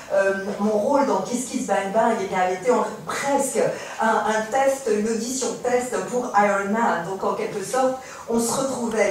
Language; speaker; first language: French; native; French